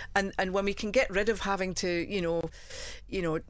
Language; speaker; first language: English; native; English